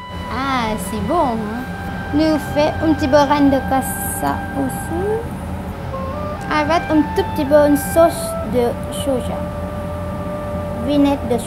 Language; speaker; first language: French; non-native, learner; Vietnamese